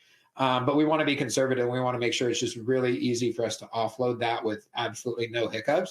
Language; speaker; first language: English; native; English